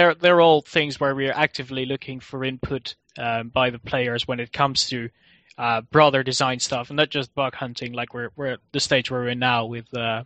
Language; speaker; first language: English; non-native, fluent; Dutch